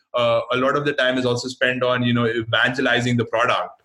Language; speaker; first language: English; non-native, local second language; Hindi